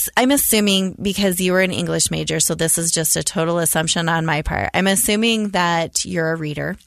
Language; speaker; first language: English; native; English